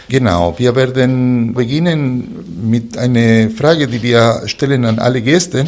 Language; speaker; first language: German; non-native, fluent; Spanish